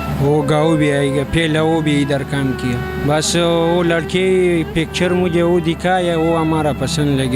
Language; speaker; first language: Hindi; non-native, local second language; Pashto